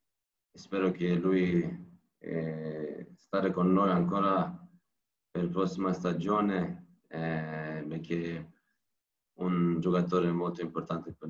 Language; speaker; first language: Italian; non-native, learner; Turkish